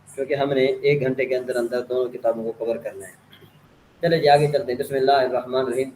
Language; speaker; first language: Urdu; native; Urdu